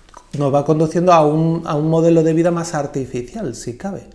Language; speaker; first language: Spanish; native; Spanish